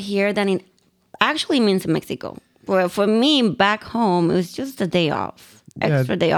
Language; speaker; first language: English; non-native, fluent; Spanish